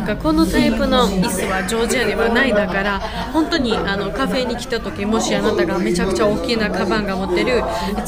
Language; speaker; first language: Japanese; non-native, learner; Georgian